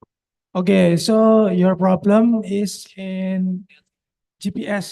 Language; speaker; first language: English; non-native, local second language; Indonesian